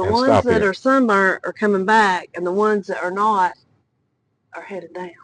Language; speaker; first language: English; native; English